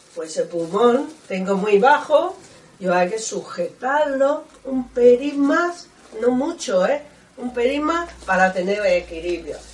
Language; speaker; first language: Spanish; non-native, learner; Chinese